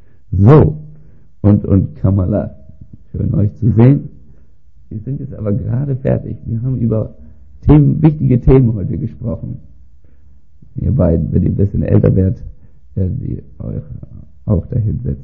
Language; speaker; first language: German; native; German